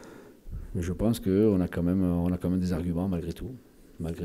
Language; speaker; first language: French; native; French